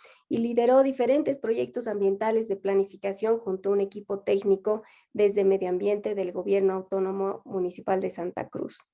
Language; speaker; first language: Spanish; native; Spanish